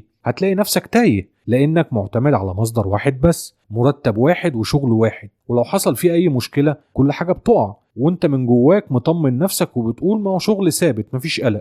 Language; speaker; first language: Arabic; native; Arabic